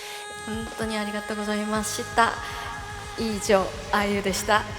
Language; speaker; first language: Japanese; non-native, learner; Korean